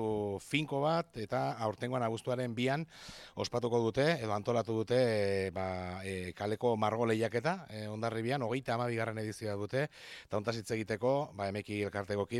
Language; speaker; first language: Basque; native; Basque